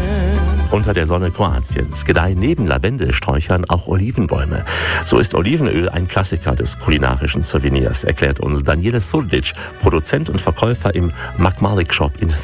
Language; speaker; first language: German; native; German